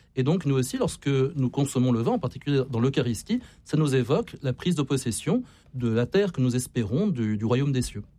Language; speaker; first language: French; native; French